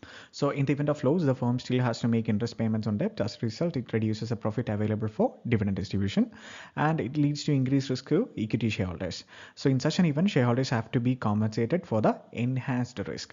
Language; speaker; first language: English; non-native, local second language; Malayalam